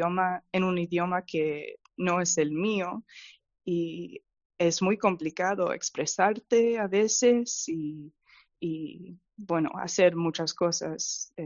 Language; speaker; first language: Spanish; non-native, fluent; English